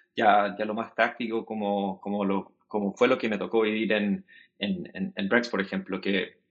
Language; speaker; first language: Spanish; native; Spanish